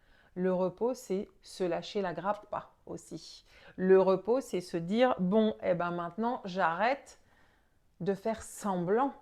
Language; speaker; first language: French; native; French